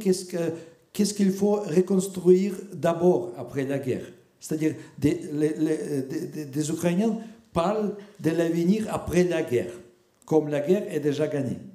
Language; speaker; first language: French; non-native, fluent; Russian